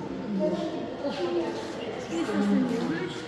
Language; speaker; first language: German; non-native, learner; Hiligaynon